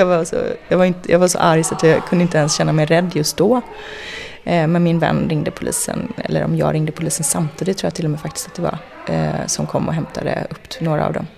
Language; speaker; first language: Swedish; native; Swedish